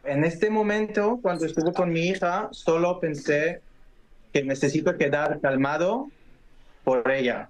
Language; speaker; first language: Spanish; non-native, fluent; Hebrew